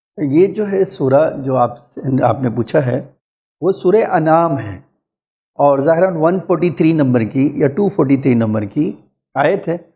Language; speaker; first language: Urdu; native; Urdu